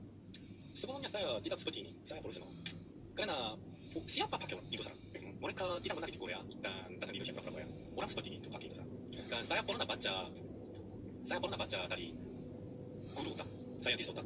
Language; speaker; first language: Indonesian; non-native, learner; Korean